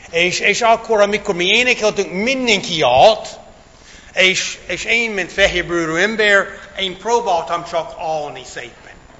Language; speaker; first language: Hungarian; non-native, fluent; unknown